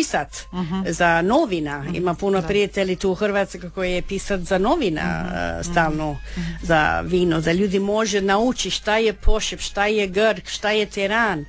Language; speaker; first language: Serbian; early bilingual, heritage; Croatian